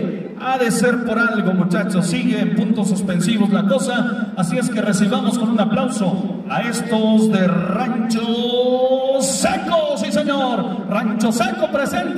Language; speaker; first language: Spanish; native; Spanish